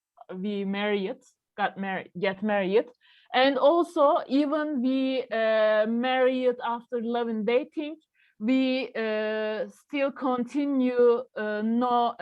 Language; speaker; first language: English; non-native, learner; Turkish